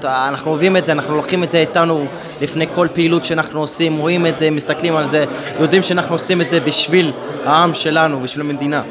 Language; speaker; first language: Hebrew; non-native, fluent; English